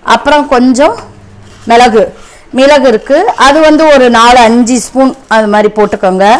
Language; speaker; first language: Tamil; non-native, local second language; Telugu